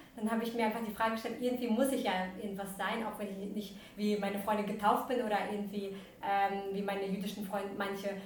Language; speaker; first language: German; early bilingual, other home language; Russian